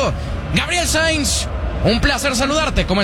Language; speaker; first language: Spanish; native; Spanish